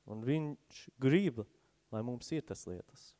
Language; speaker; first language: Latvian; non-native, fluent; English